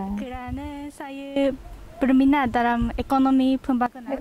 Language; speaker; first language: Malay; non-native, fluent; Japanese